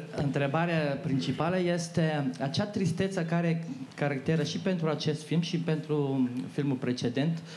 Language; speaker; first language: Romanian; non-native, learner; Bulgarian